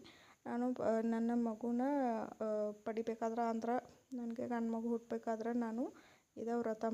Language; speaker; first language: Kannada; native; Kannada